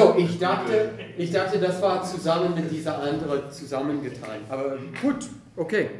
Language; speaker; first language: German; non-native, fluent; English